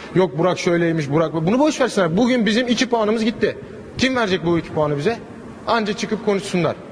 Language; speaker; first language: Turkish; native; Turkish